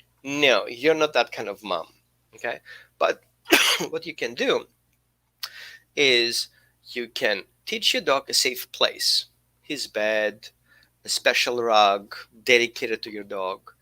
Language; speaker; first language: English; non-native, fluent; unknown